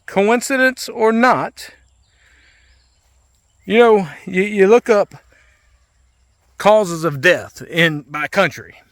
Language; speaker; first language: English; native; English